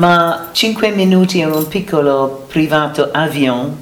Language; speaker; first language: Italian; non-native, learner; English